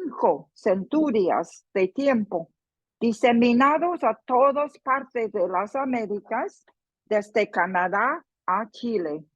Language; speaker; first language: Spanish; non-native, fluent; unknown